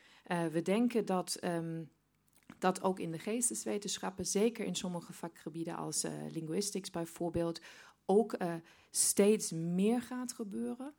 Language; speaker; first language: Dutch; non-native, fluent; German